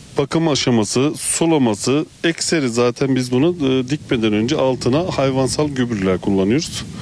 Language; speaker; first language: Turkish; native; Turkish